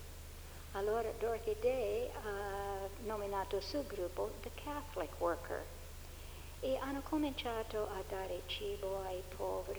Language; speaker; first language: Italian; non-native, fluent; English